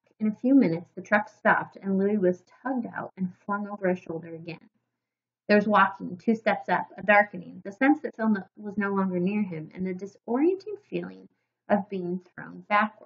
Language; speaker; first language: English; native; English